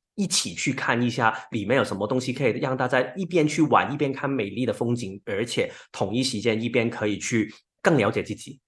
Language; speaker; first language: Chinese; non-native, local second language; Cantonese